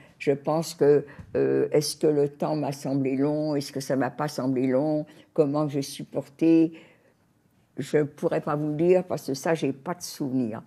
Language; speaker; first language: French; native; French